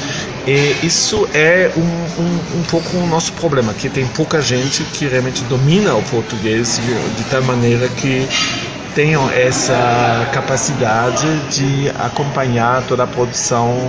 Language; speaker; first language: Portuguese; non-native, fluent; German